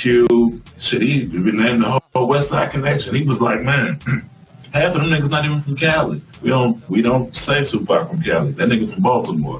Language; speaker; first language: English; native; English